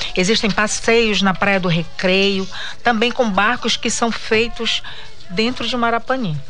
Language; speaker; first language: Portuguese; native; Portuguese